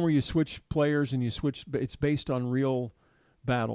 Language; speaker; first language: English; native; English